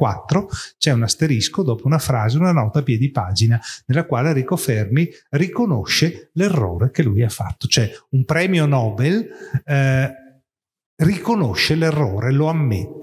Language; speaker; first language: Italian; native; Italian